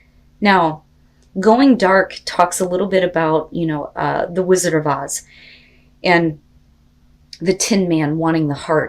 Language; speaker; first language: English; native; English